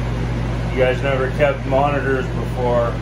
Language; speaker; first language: English; native; English